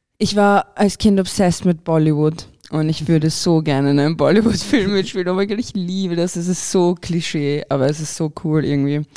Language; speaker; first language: German; early bilingual, other home language; Croatian